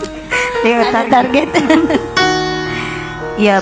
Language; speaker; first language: Indonesian; non-native, local second language; Buginese